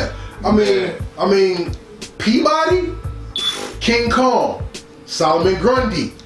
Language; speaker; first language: English; native; English